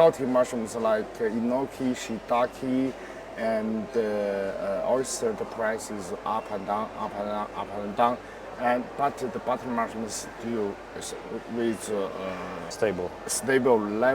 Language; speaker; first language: English; non-native, learner; Chinese